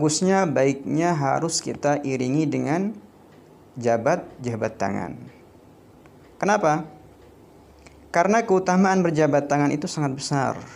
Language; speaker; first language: Indonesian; native; Indonesian